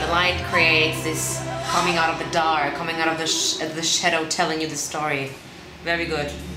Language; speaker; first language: English; non-native, fluent; German